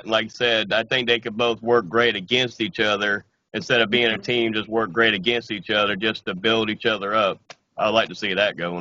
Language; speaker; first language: English; native; English